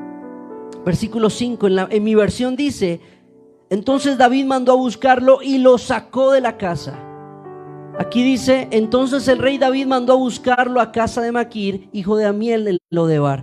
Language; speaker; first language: Spanish; native; Spanish